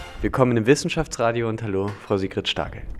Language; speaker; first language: German; native; German